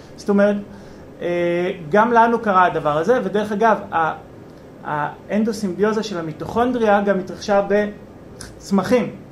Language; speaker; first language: Hebrew; native; Hebrew